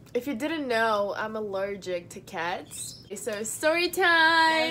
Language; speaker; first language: English; non-native, fluent; Portuguese